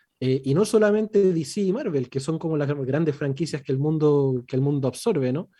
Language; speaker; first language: Spanish; native; Spanish